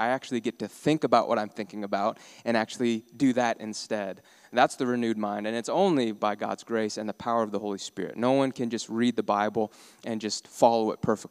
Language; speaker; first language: English; native; English